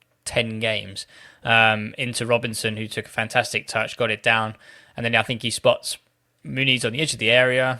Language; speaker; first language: English; native; English